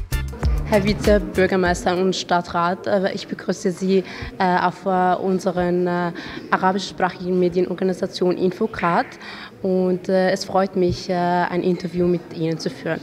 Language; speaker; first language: German; non-native, fluent; Arabic